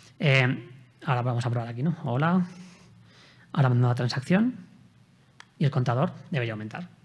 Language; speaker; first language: Spanish; native; Spanish